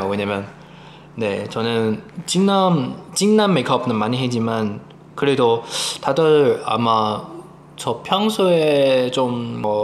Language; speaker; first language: Korean; non-native, fluent; Chinese